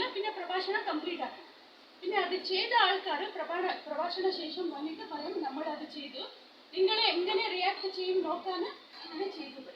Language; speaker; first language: Malayalam; non-native, learner; Kannada